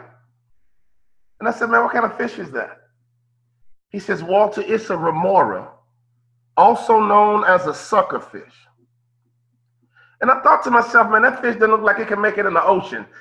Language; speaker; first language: English; native; English